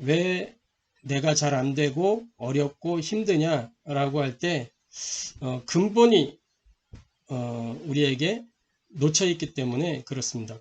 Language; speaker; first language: Korean; native; Korean